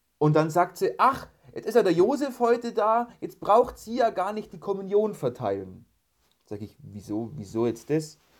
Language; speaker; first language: German; native; German